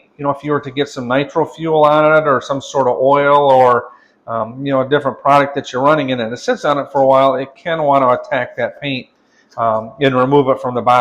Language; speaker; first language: English; native; English